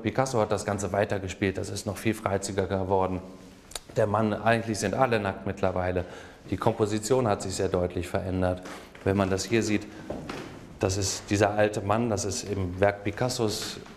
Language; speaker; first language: German; native; German